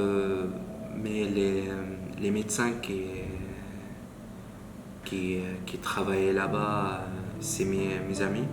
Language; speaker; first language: French; non-native, learner; Arabic